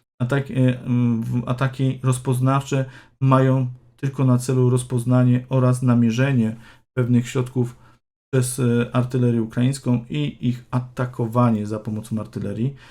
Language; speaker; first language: Polish; native; Polish